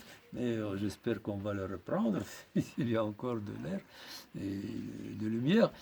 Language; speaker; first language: French; non-native, fluent; Russian